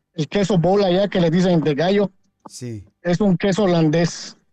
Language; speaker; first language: Spanish; native; Spanish